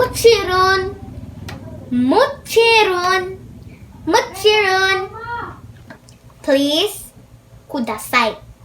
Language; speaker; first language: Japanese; non-native, learner; Filipino